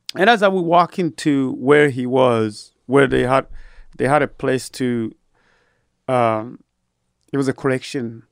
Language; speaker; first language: English; non-native, fluent; Rundi